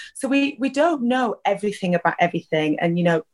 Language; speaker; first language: English; native; English